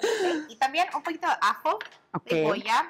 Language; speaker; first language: Spanish; early bilingual, heritage; Spanish